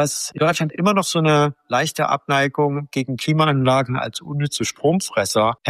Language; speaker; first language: German; native; German